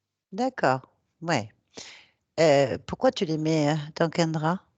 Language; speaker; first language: French; native; French